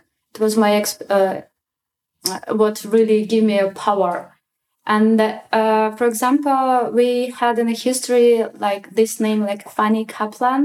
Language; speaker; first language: English; non-native, learner; Russian